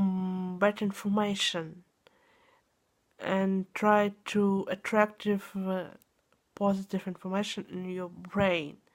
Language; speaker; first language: English; non-native, learner; Russian